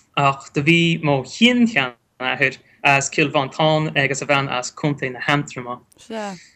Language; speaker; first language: Irish; non-native, fluent; English